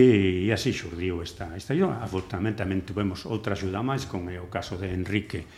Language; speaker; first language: Galician; native; Galician